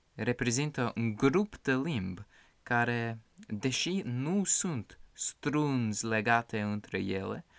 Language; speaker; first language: Romanian; non-native, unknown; English